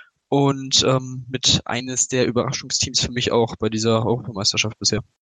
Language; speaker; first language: German; native; German